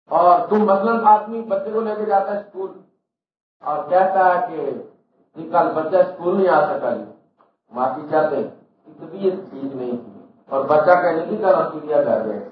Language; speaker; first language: Urdu; non-native, local second language; Punjabi